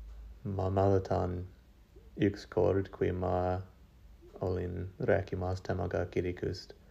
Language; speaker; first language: Estonian; non-native, learner; English